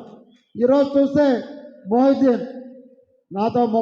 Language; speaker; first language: Telugu; native; Telugu